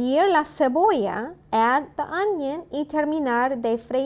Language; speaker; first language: Spanish; non-native, fluent; English